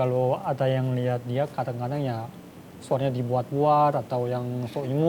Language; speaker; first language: Indonesian; non-native, fluent; Korean